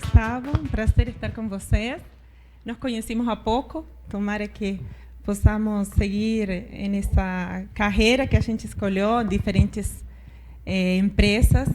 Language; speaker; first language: Portuguese; non-native, fluent; Spanish